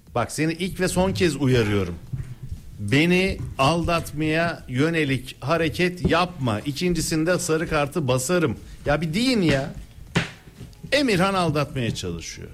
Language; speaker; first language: Turkish; native; Turkish